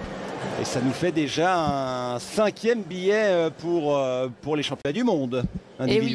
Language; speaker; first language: French; native; French